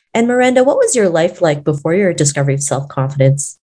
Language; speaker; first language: English; native; English